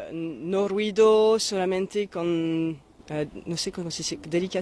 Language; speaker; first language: Spanish; non-native, fluent; French